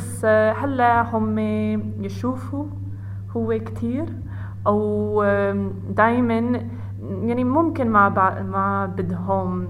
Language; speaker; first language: Arabic; non-native, learner; English